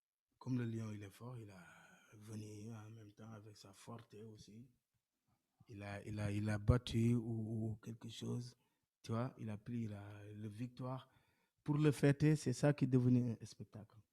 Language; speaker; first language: French; non-native, local second language; Wolof